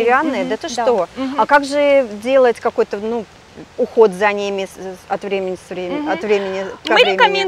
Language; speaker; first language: Russian; native; Russian